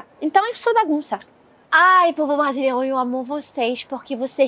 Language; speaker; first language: Portuguese; non-native, learner; French